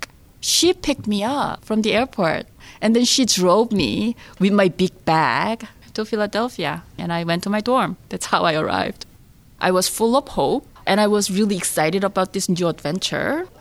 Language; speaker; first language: English; non-native, fluent; Korean